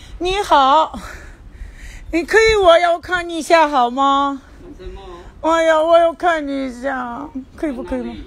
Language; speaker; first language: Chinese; non-native, learner; Russian